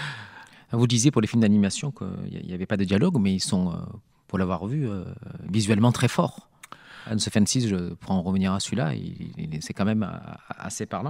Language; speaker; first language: French; native; French